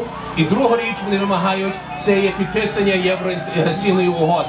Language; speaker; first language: Ukrainian; early bilingual, heritage; English